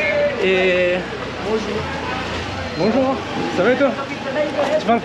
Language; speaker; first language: French; native; French